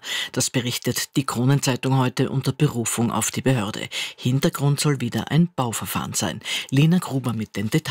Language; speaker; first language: German; native; German